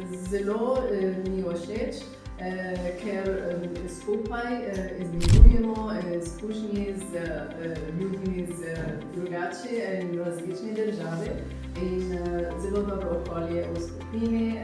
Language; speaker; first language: Slovenian; non-native, learner; Arabic